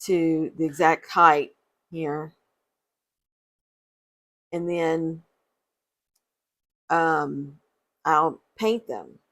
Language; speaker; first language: English; native; English